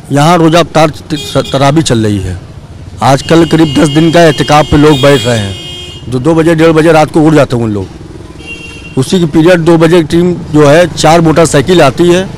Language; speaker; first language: Hindi; native; Hindi